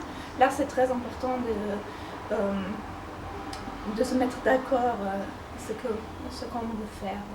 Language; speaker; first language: French; non-native, fluent; German